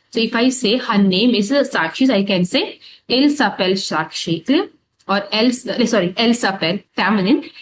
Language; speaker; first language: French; non-native, fluent; Hindi